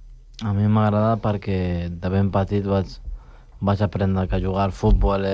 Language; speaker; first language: Catalan; non-native, local second language; Spanish